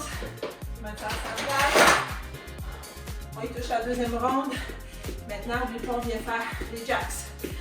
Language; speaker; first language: French; native; French